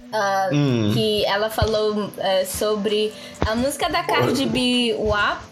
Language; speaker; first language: Portuguese; non-native, local second language; Kabuverdianu